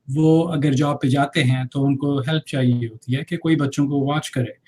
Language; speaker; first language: Hindi; early bilingual, other home language; Urdu